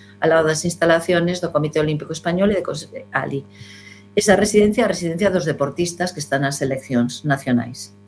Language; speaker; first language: Galician; non-native, local second language; Spanish